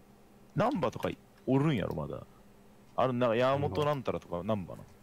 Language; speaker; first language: Japanese; native; Japanese